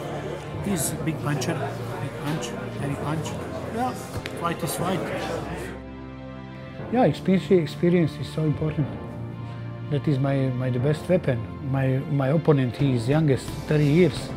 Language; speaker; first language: English; non-native, learner; Croatian